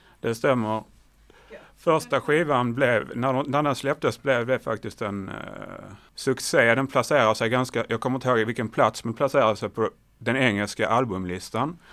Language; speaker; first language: Swedish; native; Swedish